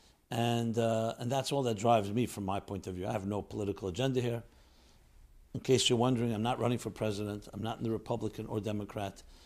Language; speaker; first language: English; native; English